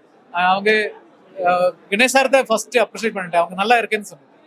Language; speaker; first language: Tamil; non-native, learner; Malayalam